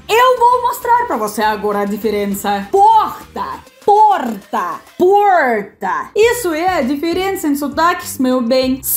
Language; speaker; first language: Portuguese; non-native, fluent; Russian